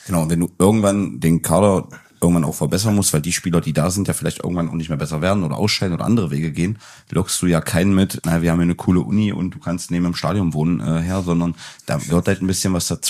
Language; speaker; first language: German; native; German